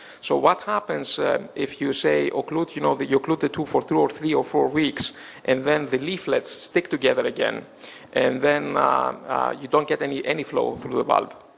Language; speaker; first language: English; non-native, fluent; Greek